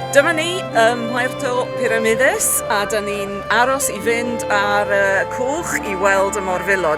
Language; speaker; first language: Welsh; native; Welsh